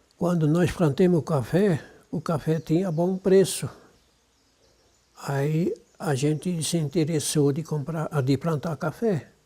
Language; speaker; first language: Portuguese; non-native, local second language; German